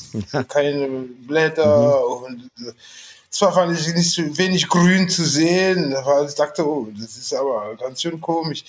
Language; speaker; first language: German; non-native, fluent; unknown